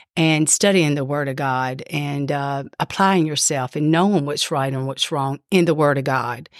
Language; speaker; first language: English; native; English